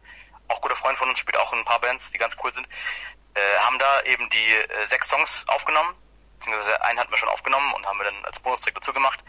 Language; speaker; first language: German; native; German